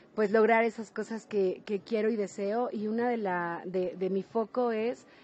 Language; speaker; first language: Spanish; native; Spanish